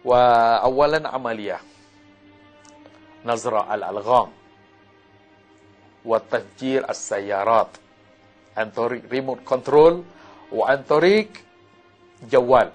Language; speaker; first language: Arabic; non-native, learner; Malay